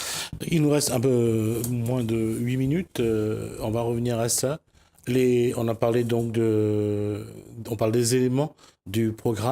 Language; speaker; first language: French; native; French